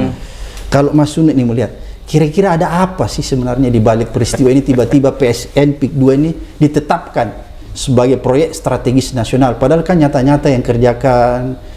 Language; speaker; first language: Indonesian; native; Indonesian